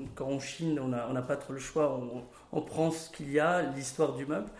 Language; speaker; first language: French; non-native, local second language; Arabic